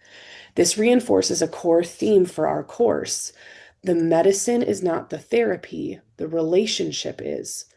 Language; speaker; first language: English; native; English